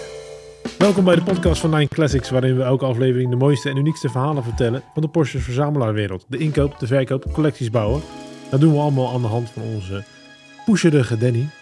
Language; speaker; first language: Dutch; native; Dutch